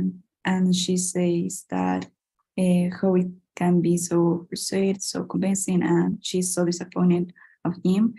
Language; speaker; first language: English; non-native, learner; Spanish